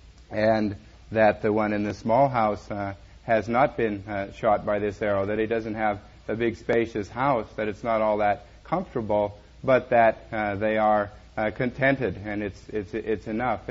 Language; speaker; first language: English; native; English